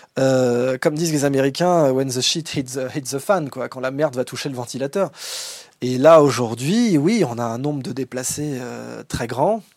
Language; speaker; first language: French; native; French